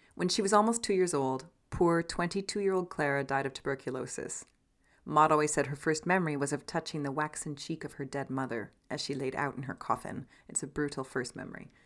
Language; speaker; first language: English; native; English